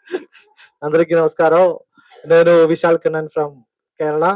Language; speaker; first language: Telugu; non-native, learner; Malayalam